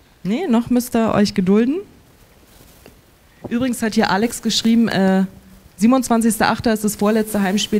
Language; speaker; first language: German; native; German